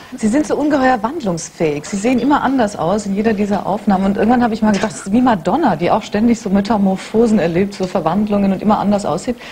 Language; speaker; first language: German; native; German